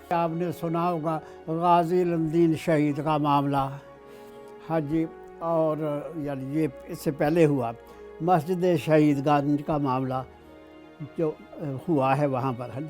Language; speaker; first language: Urdu; non-native, local second language; Punjabi